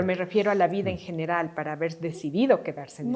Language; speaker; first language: Spanish; native; Spanish